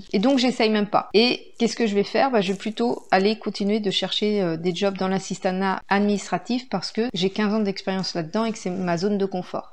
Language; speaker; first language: French; native; French